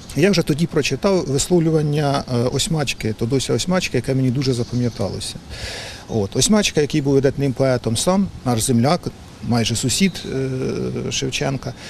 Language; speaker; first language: Ukrainian; native; Ukrainian